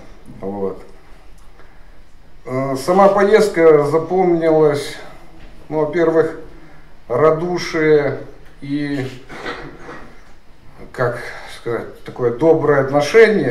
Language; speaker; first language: Russian; native; Russian